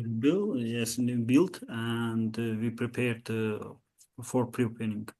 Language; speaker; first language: English; non-native, learner; Azerbaijani